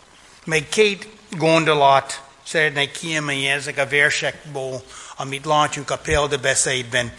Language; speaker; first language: Hungarian; non-native, fluent; English